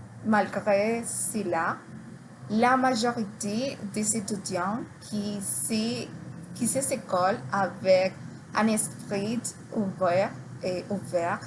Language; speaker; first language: French; non-native, learner; Spanish